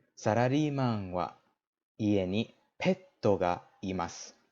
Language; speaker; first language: Japanese; non-native, learner; English